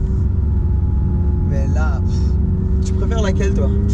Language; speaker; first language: French; native; French